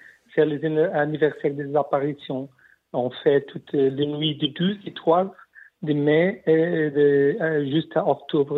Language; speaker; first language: French; non-native, learner; Portuguese